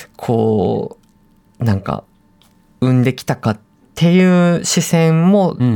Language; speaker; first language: Japanese; native; Japanese